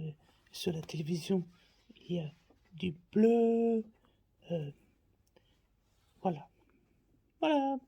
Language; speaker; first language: French; non-native, learner; Faroese